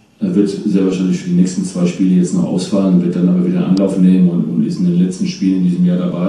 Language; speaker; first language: German; native; German